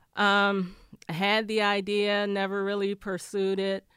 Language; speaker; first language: English; native; English